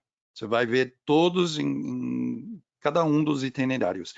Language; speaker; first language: Portuguese; non-native, fluent; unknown